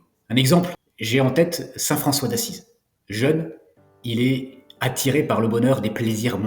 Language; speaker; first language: French; native; French